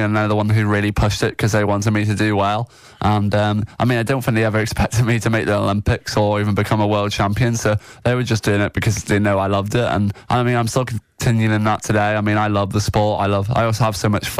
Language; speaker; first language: English; native; English